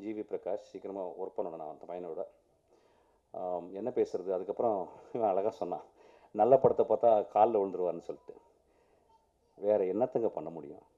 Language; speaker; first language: Tamil; native; Tamil